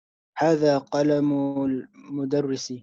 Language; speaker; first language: Arabic; non-native, learner; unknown